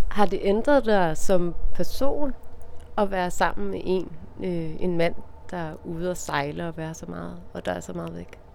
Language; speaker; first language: Danish; native; Danish